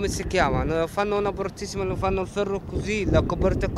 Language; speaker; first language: Italian; non-native, learner; Arabic